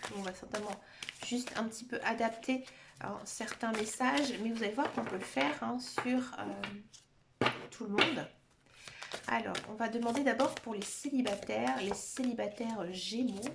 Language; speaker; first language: French; native; French